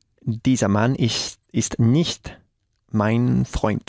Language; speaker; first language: German; non-native, learner; Spanish